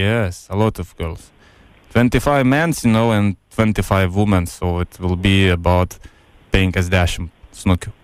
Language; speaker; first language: English; non-native, learner; Lithuanian